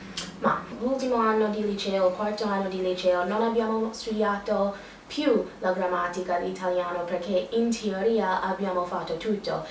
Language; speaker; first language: Italian; non-native, learner; English